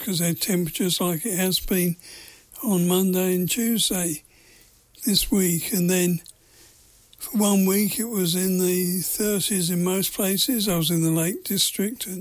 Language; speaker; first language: English; native; English